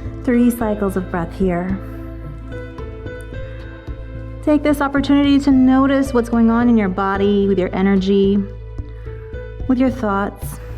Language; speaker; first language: English; native; English